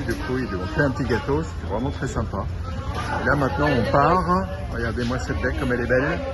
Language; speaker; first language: French; native; French